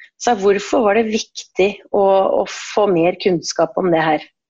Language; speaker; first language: Norwegian; native; Norwegian